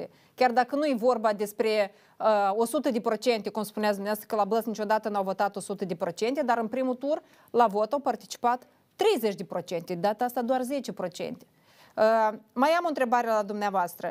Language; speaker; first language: Romanian; native; Romanian